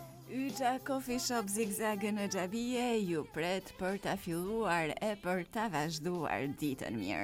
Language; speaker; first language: Albanian; native; Albanian